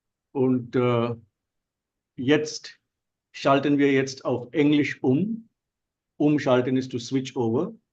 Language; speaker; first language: German; non-native, fluent; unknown